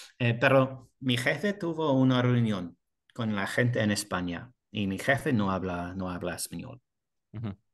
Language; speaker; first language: Spanish; non-native, learner; English